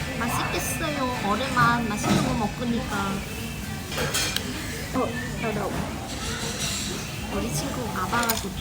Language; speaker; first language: Korean; non-native, learner; Vietnamese